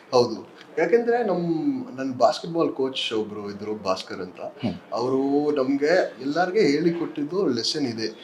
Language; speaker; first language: Kannada; non-native, local second language; English